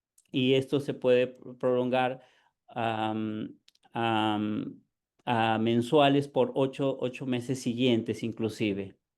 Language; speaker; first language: Spanish; native; Spanish